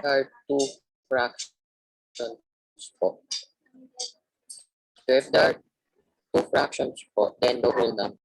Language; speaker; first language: English; non-native, local second language; Filipino